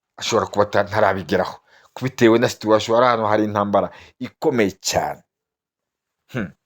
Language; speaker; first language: Kinyarwanda; native; Kinyarwanda